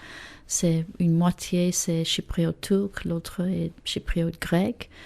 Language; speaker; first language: French; non-native, fluent; English